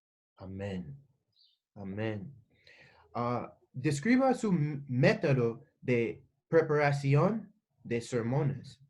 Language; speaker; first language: Spanish; non-native, learner; English